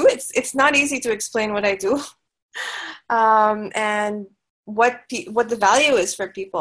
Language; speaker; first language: English; non-native, local second language; Filipino